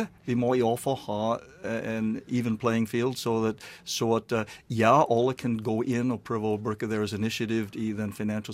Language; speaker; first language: Norwegian; non-native, learner; English